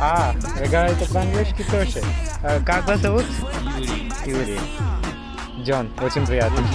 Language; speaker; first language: Russian; non-native, learner; Malayalam